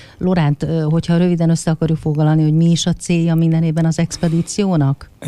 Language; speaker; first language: Hungarian; native; Hungarian